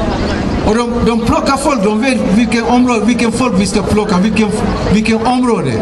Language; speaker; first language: Swedish; non-native, fluent; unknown